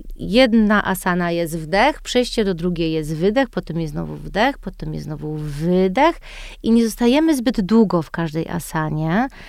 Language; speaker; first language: Polish; early bilingual, heritage; Polish